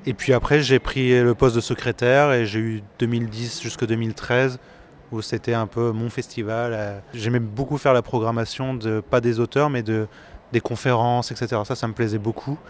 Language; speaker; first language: French; native; French